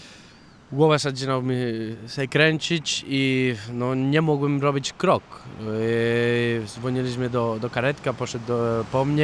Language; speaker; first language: Polish; non-native, fluent; Catalan